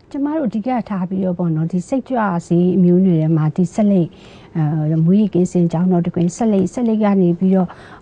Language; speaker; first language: Burmese; native; Burmese